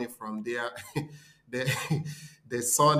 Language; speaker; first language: English; non-native, local second language; Igbo